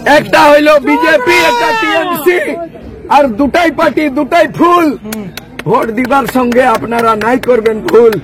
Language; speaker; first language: Bangla; non-native, local second language; Santali